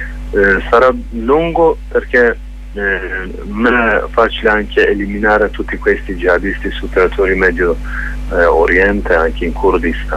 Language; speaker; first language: Italian; non-native, learner; Kurdish